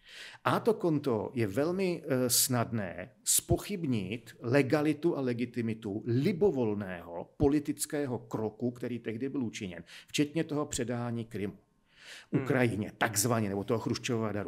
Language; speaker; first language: Czech; native; Czech